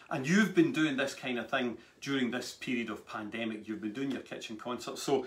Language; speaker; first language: English; native; English